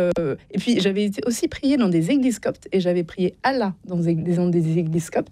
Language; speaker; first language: French; native; French